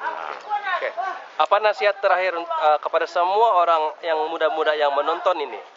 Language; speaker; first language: Indonesian; non-native, local second language; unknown